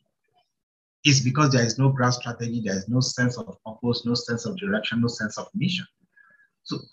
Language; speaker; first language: English; non-native, local second language; Yoruba